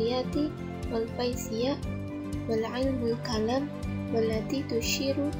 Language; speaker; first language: Arabic; non-native, learner; Indonesian